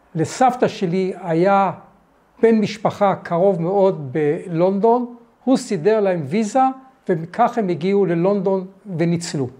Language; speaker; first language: Hebrew; early bilingual, other home language; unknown